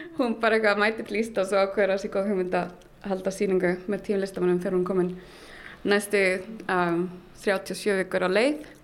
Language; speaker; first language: Icelandic; early bilingual, heritage; Icelandic